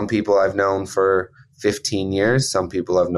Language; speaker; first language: English; native; English